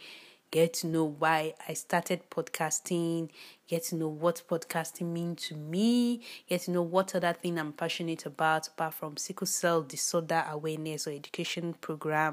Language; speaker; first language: English; non-native, local second language; Yoruba